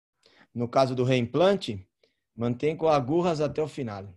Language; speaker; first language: Spanish; non-native, learner; Portuguese